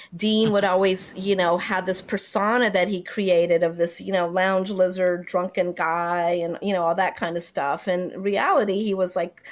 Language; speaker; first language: English; native; English